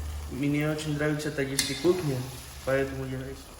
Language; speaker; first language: Russian; non-native, learner; Spanish